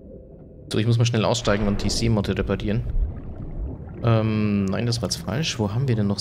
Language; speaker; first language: German; native; German